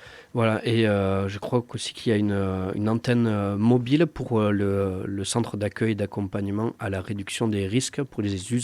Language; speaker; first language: French; native; French